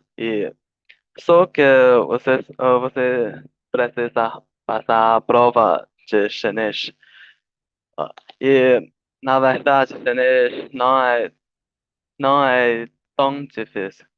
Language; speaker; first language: Portuguese; non-native, learner; Chinese